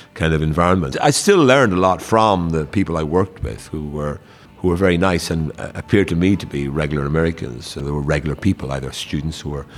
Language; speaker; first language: English; native; English